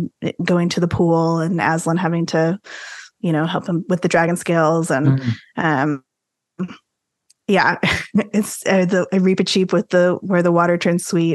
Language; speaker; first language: English; native; English